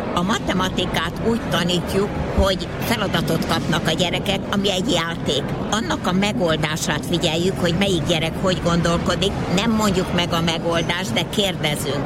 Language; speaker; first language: Hungarian; early bilingual, heritage; Hungarian